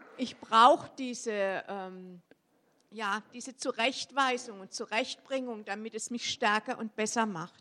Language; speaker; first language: German; native; German